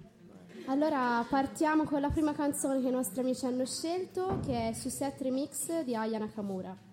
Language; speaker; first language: Italian; native; Italian